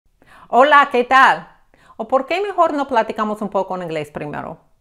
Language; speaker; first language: Spanish; non-native, fluent; English